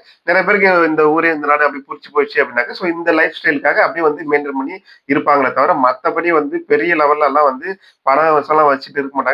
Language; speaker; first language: Tamil; native; Tamil